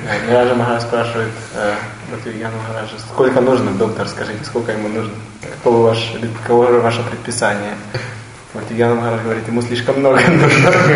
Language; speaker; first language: Russian; native; Russian